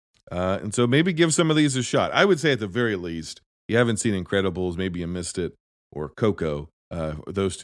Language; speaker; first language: English; native; English